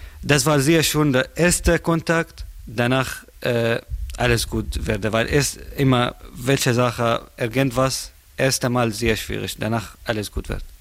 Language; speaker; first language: German; non-native, learner; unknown